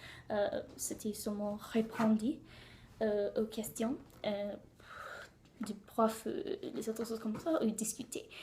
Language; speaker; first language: French; non-native, learner; English